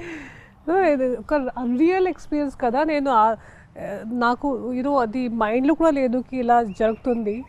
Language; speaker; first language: Telugu; non-native, fluent; Hindi